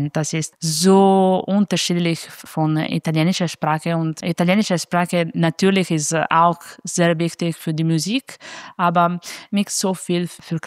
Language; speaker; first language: German; non-native, fluent; Italian